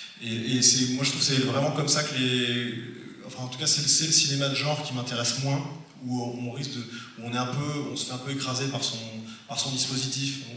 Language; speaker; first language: French; native; French